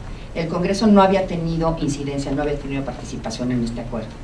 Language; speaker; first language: Spanish; native; Spanish